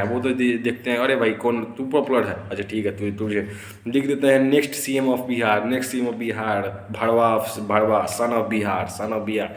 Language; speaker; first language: Hindi; native; Hindi